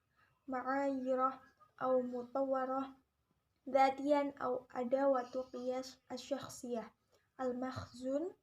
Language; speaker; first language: Arabic; non-native, learner; Indonesian